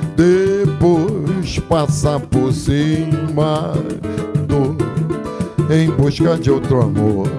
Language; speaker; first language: Portuguese; native; Portuguese